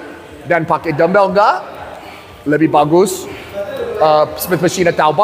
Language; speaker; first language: Indonesian; non-native, learner; English